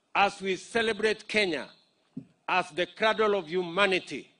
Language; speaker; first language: English; non-native, local second language; Kalenjin